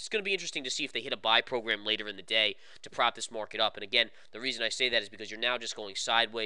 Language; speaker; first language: English; native; English